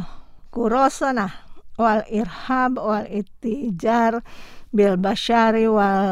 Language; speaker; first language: Arabic; non-native, fluent; Indonesian